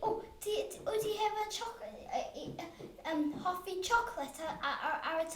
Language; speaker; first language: Welsh; non-native, local second language; English